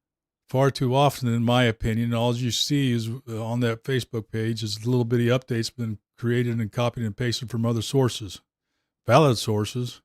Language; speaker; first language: English; native; English